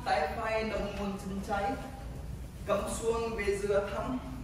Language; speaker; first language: Vietnamese; non-native, learner; Hindi